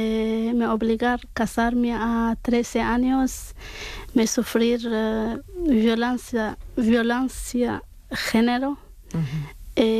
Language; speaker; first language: Spanish; non-native, learner; Arabic